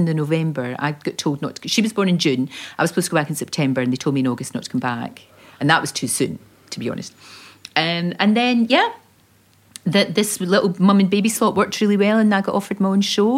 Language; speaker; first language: English; native; English